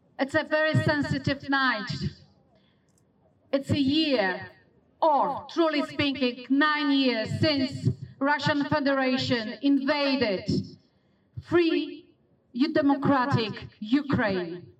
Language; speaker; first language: English; non-native, fluent; Polish